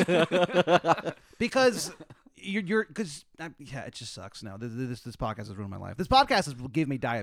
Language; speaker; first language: English; native; English